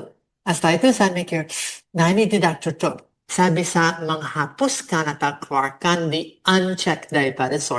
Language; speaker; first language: Indonesian; non-native, fluent; English